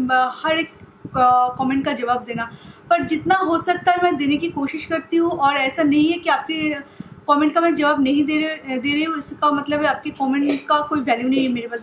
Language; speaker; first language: Hindi; non-native, local second language; Bangla